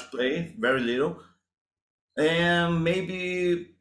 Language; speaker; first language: English; non-native, learner; Portuguese